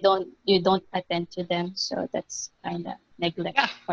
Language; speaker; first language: English; non-native, local second language; Filipino